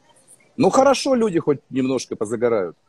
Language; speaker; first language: Russian; native; Russian